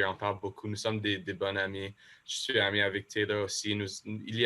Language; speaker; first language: French; non-native, local second language; English